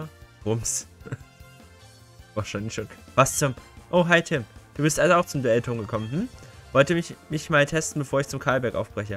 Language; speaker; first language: German; native; German